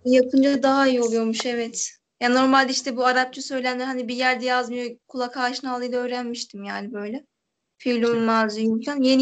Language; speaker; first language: Turkish; native; Turkish